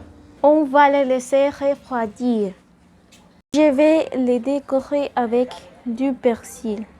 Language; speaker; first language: French; non-native, learner; Spanish